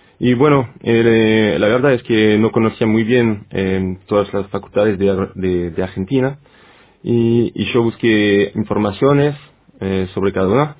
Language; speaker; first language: Spanish; non-native, fluent; French